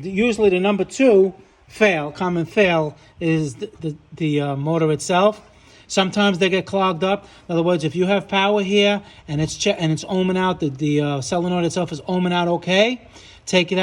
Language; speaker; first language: English; native; English